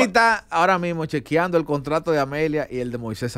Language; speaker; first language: Spanish; native; Spanish